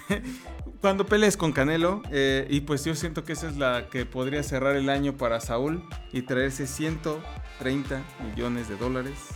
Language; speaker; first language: Spanish; native; Spanish